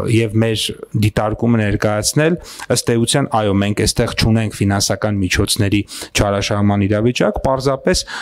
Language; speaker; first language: Armenian; native; Armenian